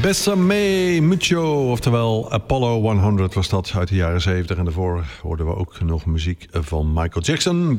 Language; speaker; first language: Dutch; native; Dutch